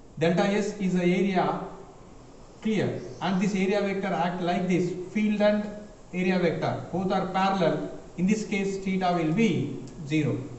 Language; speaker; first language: English; non-native, local second language; Kannada